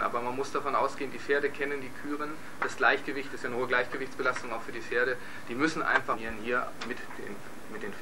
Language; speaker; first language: German; native; German